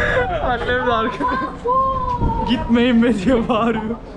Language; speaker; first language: Turkish; native; Turkish